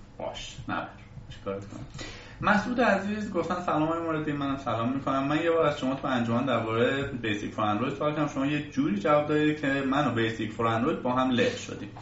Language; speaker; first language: Persian; native; Persian